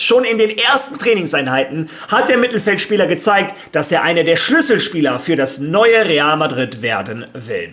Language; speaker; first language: German; native; German